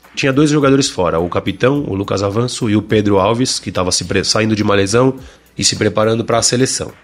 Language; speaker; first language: Portuguese; non-native, fluent; Spanish